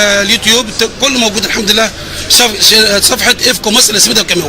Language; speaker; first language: Arabic; native; Arabic